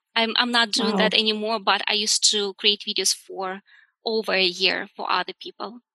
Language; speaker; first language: English; non-native, fluent; Russian